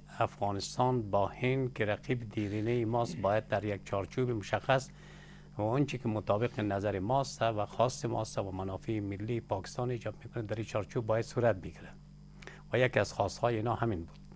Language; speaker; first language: Persian; native; Persian